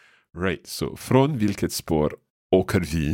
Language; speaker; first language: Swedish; non-native, learner; English